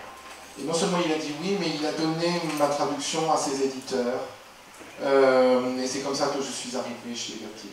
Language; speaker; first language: French; native; French